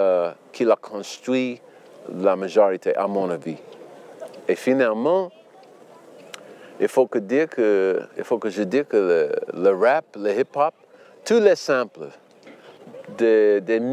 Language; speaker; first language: French; non-native, learner; English